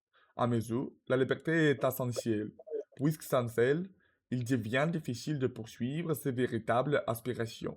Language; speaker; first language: French; non-native, learner; Russian